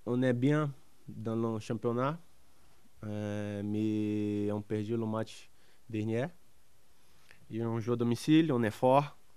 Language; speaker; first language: French; non-native, learner; Portuguese